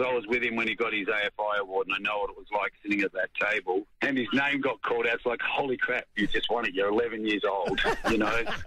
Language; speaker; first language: English; native; English